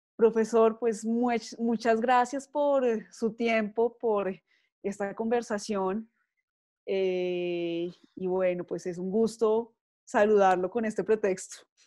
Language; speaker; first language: Spanish; native; Spanish